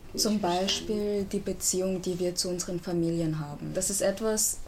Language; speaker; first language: German; native; German